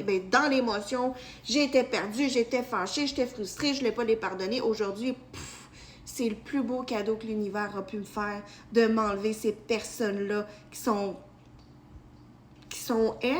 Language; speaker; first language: French; native; French